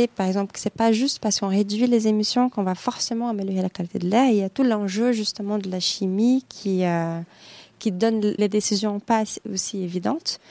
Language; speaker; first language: French; non-native, fluent; Portuguese